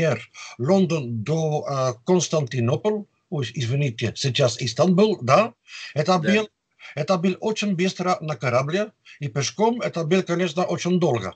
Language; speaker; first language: Russian; non-native, fluent; Dutch